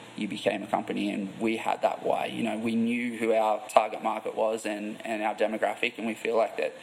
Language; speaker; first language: English; native; English